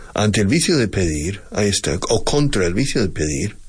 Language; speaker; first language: Spanish; non-native, fluent; English